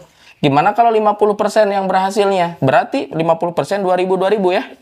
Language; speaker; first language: Indonesian; native; Indonesian